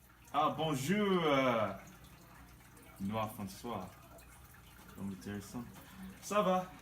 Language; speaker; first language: French; non-native, learner; English